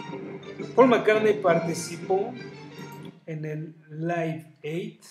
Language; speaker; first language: Spanish; native; Spanish